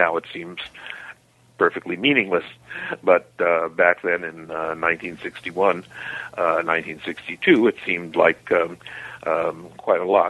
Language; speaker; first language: English; native; English